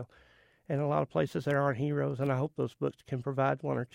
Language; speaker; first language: English; native; English